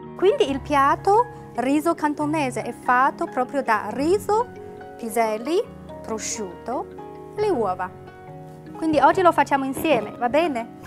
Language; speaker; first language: Italian; non-native, fluent; Chinese